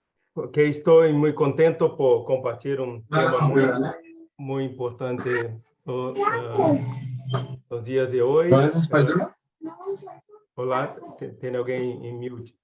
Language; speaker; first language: Spanish; non-native, learner; Portuguese